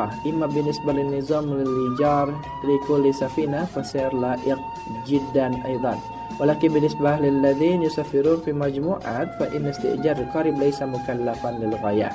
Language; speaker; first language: Arabic; non-native, fluent; Indonesian